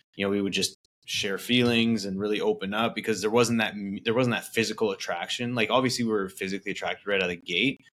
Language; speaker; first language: English; native; English